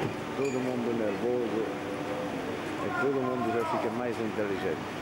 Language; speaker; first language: Portuguese; non-native, learner; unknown